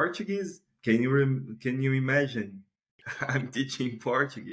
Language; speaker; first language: English; non-native, fluent; Portuguese